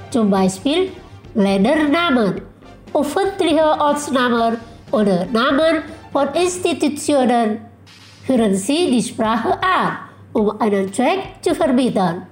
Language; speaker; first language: German; non-native, learner; Indonesian